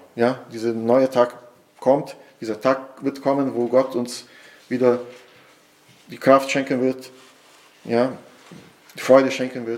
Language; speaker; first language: German; non-native, fluent; Portuguese